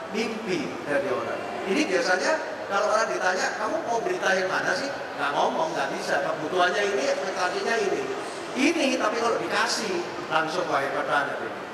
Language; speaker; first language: Indonesian; native; Indonesian